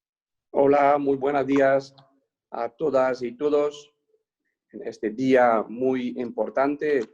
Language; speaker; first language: Spanish; non-native, fluent; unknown